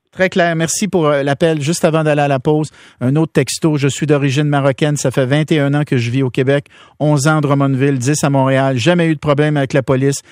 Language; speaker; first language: French; native; French